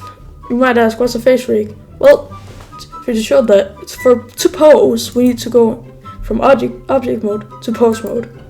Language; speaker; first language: English; native; English